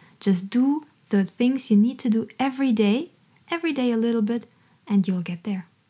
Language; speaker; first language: English; non-native, fluent; German